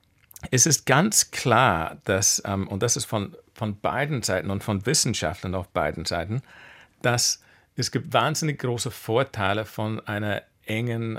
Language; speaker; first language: German; non-native, fluent; English